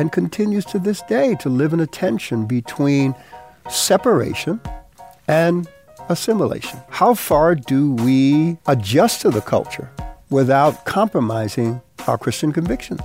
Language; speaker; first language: English; early bilingual, other home language; Spanish